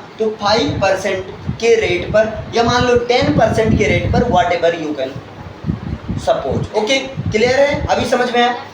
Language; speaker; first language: Hindi; native; Hindi